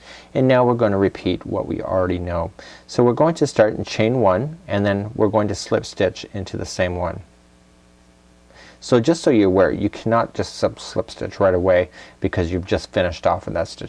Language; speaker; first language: English; native; English